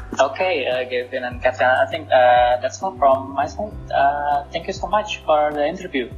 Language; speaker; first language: English; non-native, learner; Indonesian